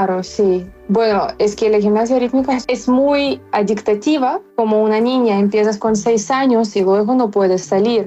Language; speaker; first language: Spanish; non-native, fluent; Ukrainian